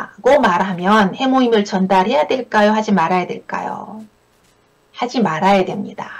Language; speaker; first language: Korean; native; Korean